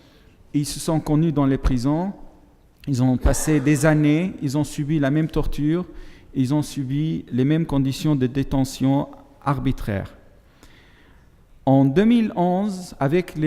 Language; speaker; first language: French; non-native, fluent; Arabic